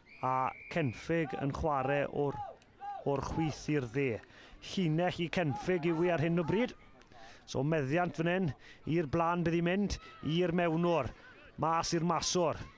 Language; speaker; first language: Welsh; native; Welsh